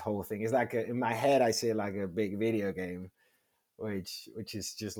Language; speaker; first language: English; non-native, fluent; Spanish